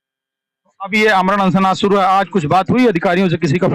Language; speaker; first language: Hindi; native; Hindi